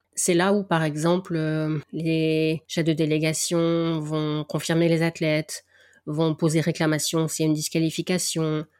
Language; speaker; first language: French; native; French